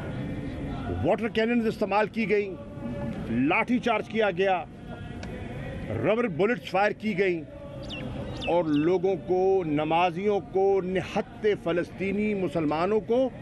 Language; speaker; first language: Urdu; non-native, local second language; Saraiki